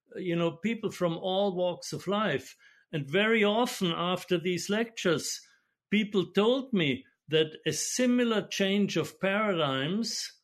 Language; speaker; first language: English; non-native, fluent; German